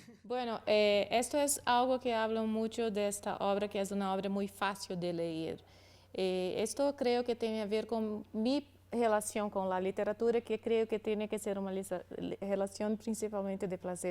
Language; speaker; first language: Spanish; non-native, learner; Portuguese